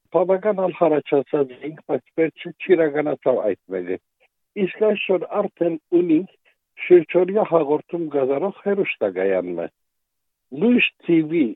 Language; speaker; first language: Armenian; native; Armenian